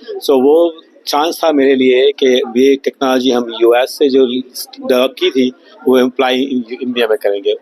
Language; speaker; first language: Hindi; non-native, local second language; Gujarati